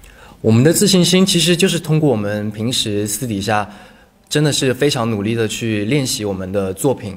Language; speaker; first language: Chinese; native; Chinese